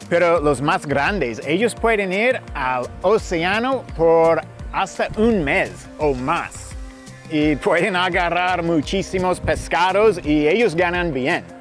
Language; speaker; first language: Spanish; non-native, fluent; English